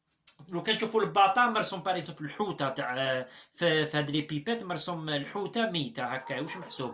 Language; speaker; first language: Arabic; native; Arabic